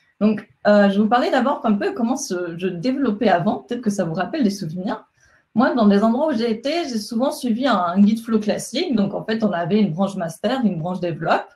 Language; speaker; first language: French; non-native, fluent; Spanish